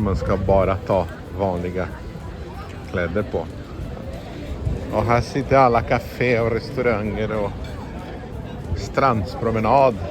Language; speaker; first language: Swedish; non-native, fluent; Portuguese